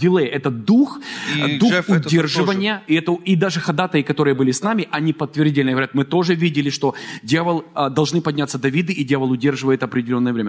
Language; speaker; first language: Russian; native; Russian